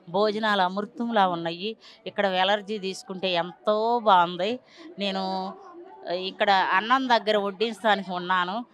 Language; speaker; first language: Telugu; native; Telugu